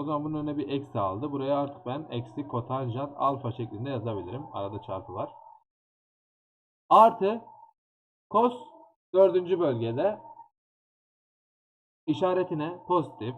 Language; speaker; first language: Turkish; native; Turkish